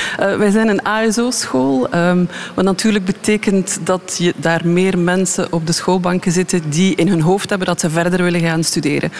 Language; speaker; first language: Dutch; native; Dutch